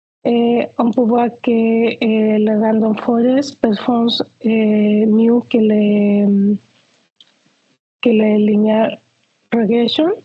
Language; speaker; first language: French; non-native, fluent; Spanish